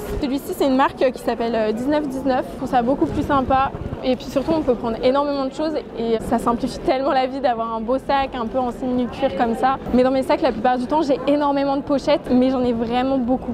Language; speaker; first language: French; native; French